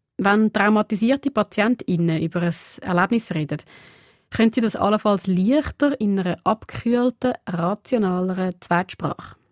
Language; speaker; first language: German; early bilingual, other home language; Portuguese